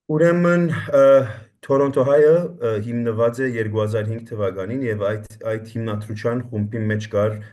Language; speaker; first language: Armenian; early bilingual, heritage; Armenian